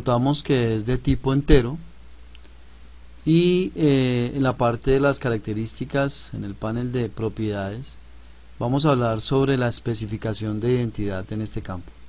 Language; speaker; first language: Spanish; native; Spanish